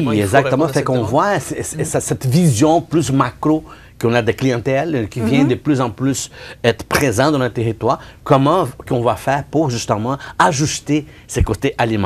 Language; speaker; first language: French; non-native, fluent; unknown